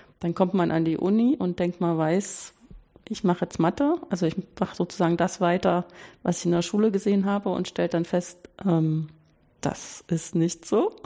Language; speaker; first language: German; native; German